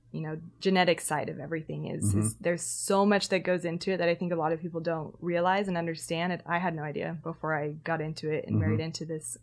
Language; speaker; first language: English; native; English